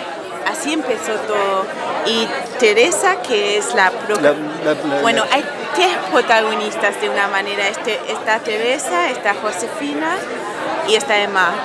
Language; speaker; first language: Spanish; non-native, fluent; German